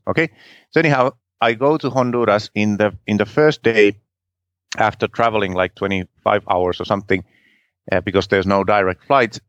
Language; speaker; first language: English; non-native, fluent; Finnish